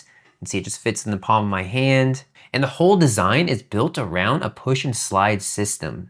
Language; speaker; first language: English; native; English